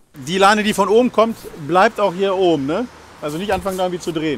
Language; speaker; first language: German; native; German